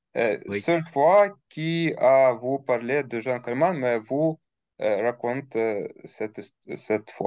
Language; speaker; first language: French; non-native, learner; Russian